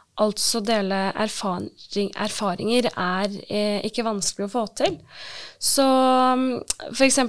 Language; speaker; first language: Norwegian; early bilingual, other home language; Turkish